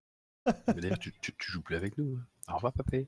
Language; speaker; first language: French; native; French